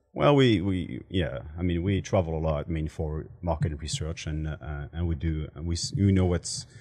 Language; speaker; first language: English; non-native, fluent; French